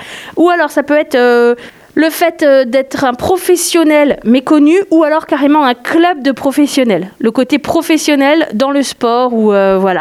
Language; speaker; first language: French; native; French